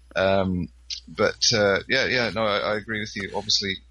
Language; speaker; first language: English; native; English